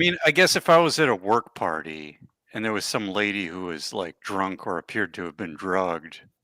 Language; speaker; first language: English; native; English